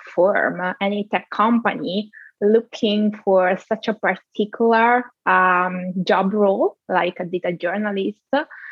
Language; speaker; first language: English; non-native, fluent; Italian